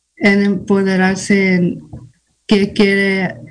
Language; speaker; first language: Spanish; early bilingual, heritage; Spanish